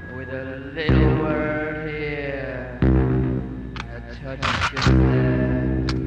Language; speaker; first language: English; native; English